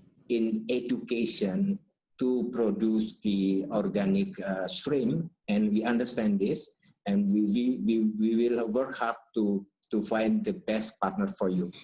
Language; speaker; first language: English; non-native, fluent; Indonesian